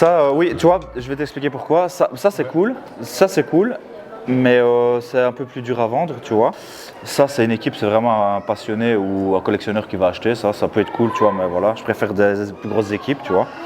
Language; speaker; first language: French; native; French